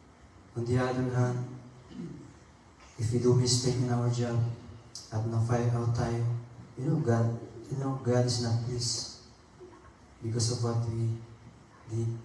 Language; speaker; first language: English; non-native, local second language; Filipino